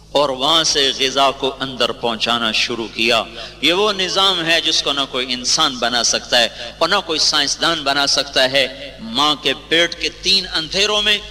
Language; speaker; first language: Urdu; non-native, local second language; Punjabi